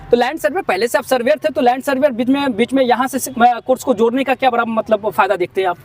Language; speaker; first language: Hindi; native; Hindi